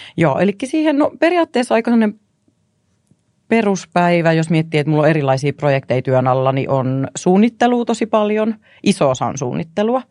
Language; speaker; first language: Finnish; native; Finnish